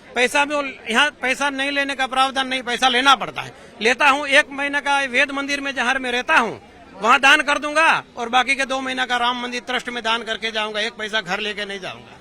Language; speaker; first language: Hindi; non-native, local second language; Gujarati